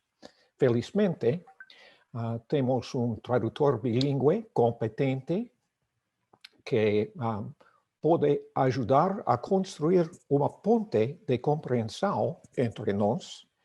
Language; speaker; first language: Portuguese; non-native, learner; English